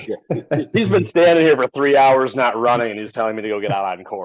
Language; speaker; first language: English; native; English